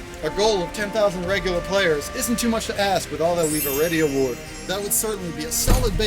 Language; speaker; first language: English; native; English